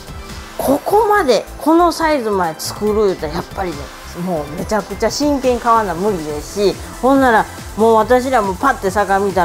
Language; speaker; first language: Japanese; native; Japanese